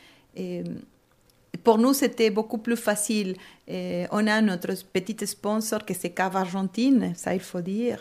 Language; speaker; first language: French; non-native, fluent; Spanish